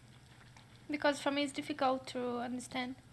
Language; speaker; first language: English; non-native, learner; Russian